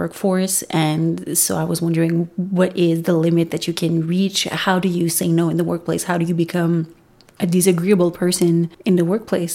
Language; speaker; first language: English; non-native, fluent; French